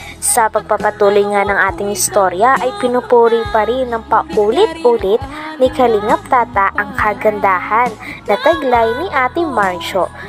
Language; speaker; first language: Filipino; native; Filipino